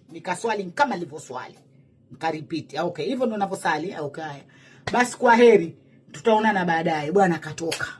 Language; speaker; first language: Swahili; native; Swahili